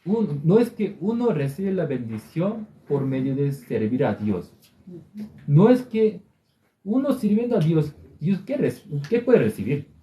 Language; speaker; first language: Spanish; non-native, learner; Korean